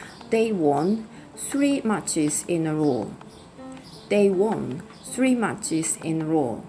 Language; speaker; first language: English; non-native, fluent; Japanese